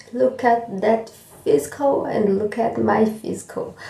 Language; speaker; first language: English; non-native, learner; Portuguese